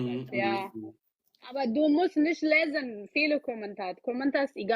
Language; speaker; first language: German; non-native, learner; Oromo